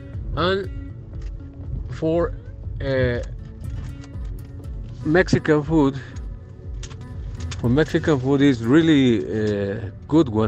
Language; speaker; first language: English; non-native, learner; Spanish